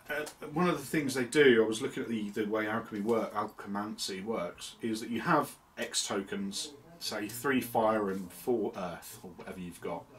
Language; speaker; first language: English; native; English